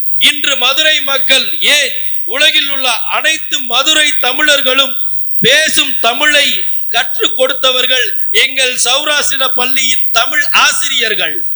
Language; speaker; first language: Tamil; non-native, local second language; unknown